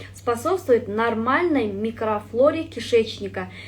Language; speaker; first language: Russian; non-native, local second language; Kazakh